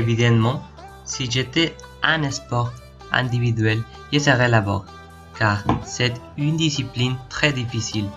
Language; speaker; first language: French; non-native, learner; Spanish